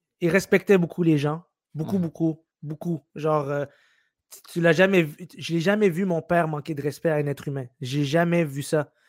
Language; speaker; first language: French; early bilingual, other home language; Arabic